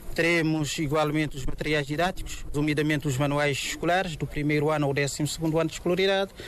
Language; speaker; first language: Portuguese; non-native, local second language; Kabuverdianu